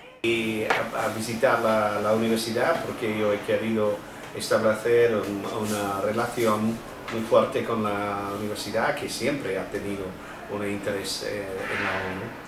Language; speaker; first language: Spanish; non-native, fluent; English